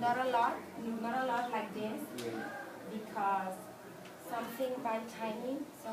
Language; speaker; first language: English; non-native, learner; Spanish